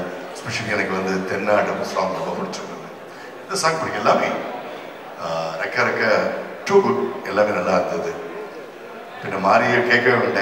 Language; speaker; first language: Tamil; native; Tamil